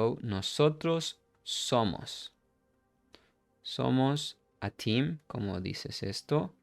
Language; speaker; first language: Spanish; non-native, fluent; English